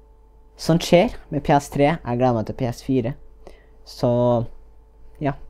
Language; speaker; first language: Norwegian; native; Norwegian